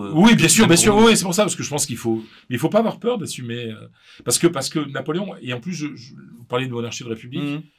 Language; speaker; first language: French; native; French